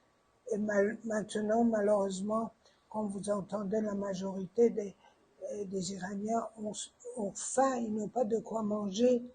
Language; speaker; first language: French; non-native, fluent; Persian